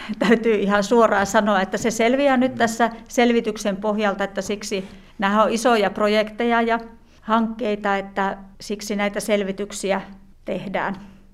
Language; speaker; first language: Finnish; native; Finnish